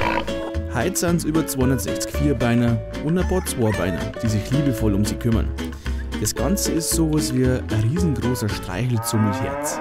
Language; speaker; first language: German; native; German